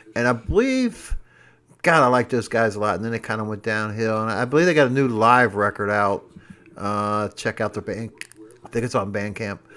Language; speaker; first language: English; native; English